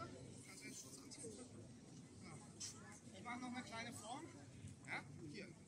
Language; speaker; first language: German; non-native, fluent; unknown